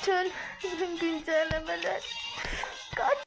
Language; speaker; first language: Turkish; non-native, local second language; Azerbaijani